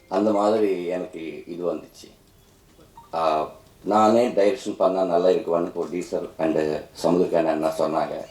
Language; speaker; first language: Tamil; non-native, local second language; Telugu